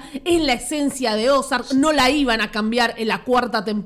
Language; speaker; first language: Spanish; native; Spanish